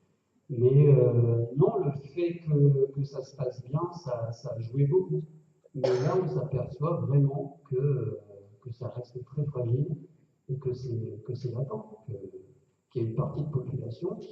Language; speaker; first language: French; native; French